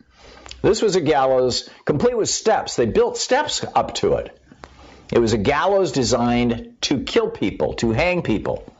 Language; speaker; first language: English; native; English